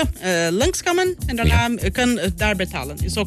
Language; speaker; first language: Dutch; non-native, learner; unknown